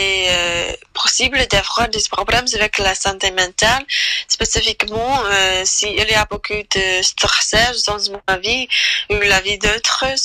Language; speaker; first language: French; non-native, learner; English